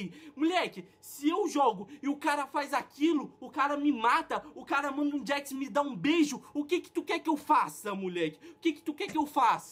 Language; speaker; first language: Portuguese; native; Portuguese